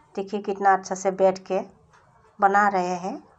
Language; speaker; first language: Hindi; non-native, local second language; Assamese